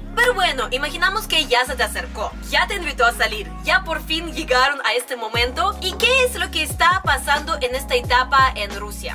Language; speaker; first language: Spanish; non-native, fluent; Russian